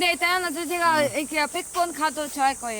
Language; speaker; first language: Korean; non-native, learner; Greek